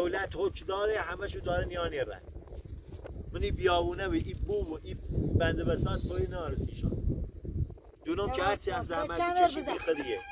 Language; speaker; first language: Persian; non-native, local second language; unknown